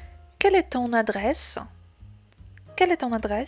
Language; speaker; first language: French; non-native, fluent; Polish